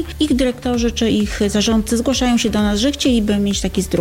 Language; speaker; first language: Polish; native; Polish